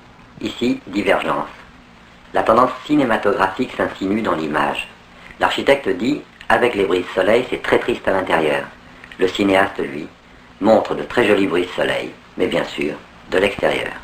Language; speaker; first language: French; native; French